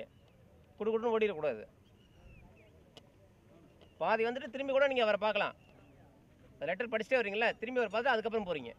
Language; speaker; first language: Tamil; native; Tamil